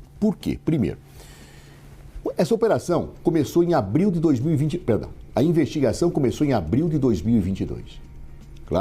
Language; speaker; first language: Portuguese; native; Portuguese